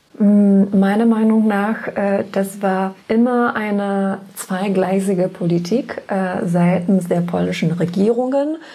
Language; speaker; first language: German; non-native, fluent; Polish